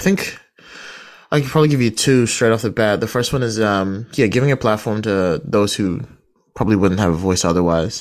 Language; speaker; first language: English; native; English